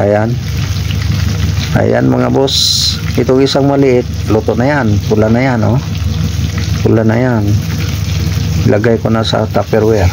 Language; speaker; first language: Filipino; non-native, local second language; Cebuano